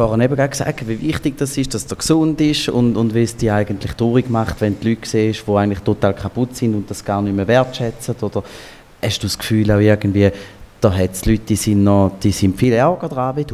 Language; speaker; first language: German; native; German